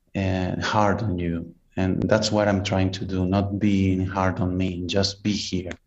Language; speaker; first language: English; non-native, fluent; Spanish